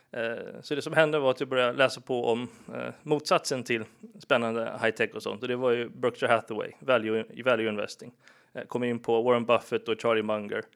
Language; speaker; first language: Swedish; early bilingual, other home language; English